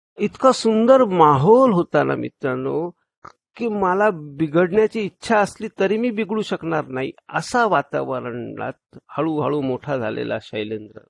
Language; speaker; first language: Marathi; early bilingual, heritage; Marathi